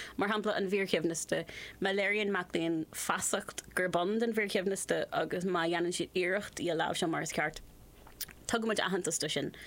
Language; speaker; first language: Irish; non-native, local second language; English